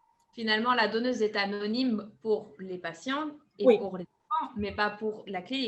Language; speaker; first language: French; native; French